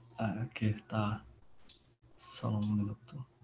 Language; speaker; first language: Spanish; non-native, learner; Portuguese